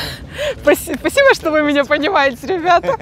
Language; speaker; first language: Russian; early bilingual, other home language; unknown